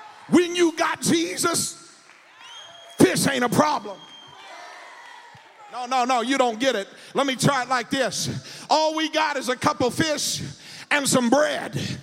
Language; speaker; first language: English; native; English